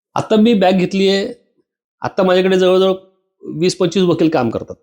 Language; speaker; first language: Marathi; native; Marathi